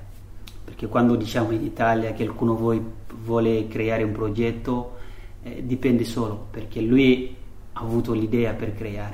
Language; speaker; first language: Italian; non-native, learner; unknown